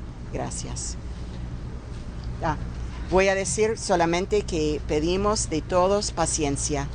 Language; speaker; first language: Spanish; non-native, fluent; English